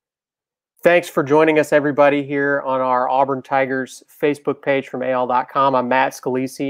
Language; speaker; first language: English; native; English